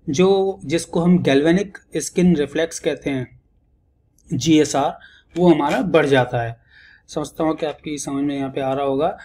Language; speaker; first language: Hindi; native; Hindi